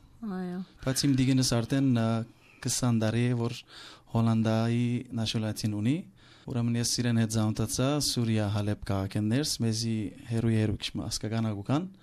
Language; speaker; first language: Armenian; native; Armenian